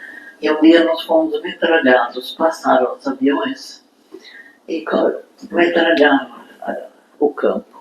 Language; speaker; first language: Portuguese; non-native, fluent; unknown